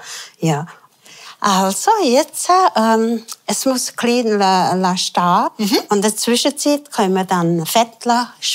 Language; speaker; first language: German; non-native, fluent; Tibetan